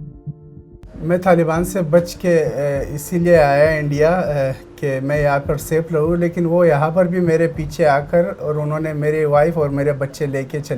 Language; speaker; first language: Hindi; non-native, fluent; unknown